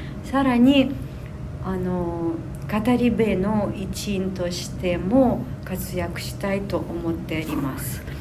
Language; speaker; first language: Japanese; non-native, fluent; Russian